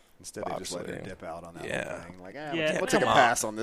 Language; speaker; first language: English; native; English